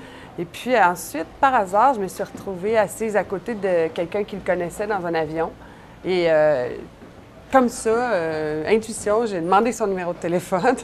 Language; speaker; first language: French; native; French